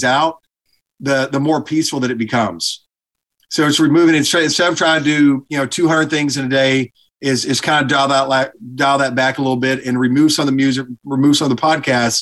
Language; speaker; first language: English; native; English